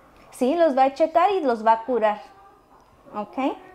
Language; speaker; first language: Spanish; early bilingual, heritage; Spanish